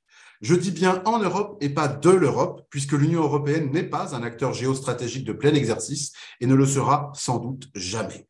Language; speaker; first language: French; native; French